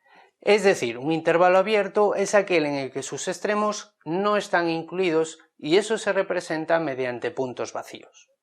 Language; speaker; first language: Spanish; native; Spanish